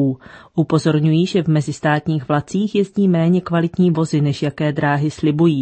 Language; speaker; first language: Czech; native; Czech